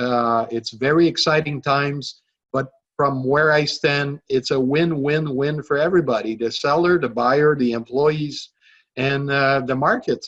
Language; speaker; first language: English; non-native, local second language; French